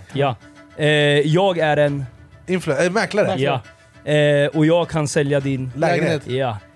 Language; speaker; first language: Swedish; native; Swedish